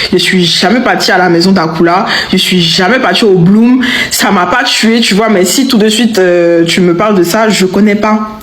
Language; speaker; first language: French; native; French